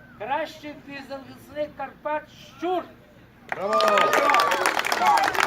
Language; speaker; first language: Ukrainian; native; Ukrainian